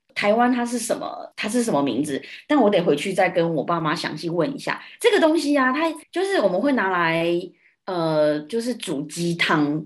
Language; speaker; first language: Chinese; early bilingual, heritage; Chinese